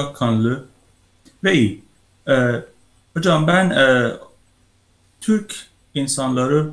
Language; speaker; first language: Turkish; non-native, learner; Persian